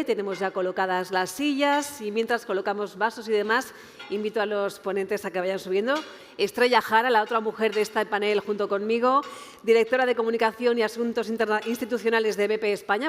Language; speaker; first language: Spanish; native; Spanish